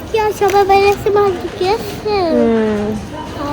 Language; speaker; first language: German; early bilingual, other home language; Telugu